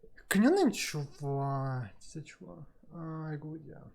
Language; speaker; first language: Korean; non-native, learner; Russian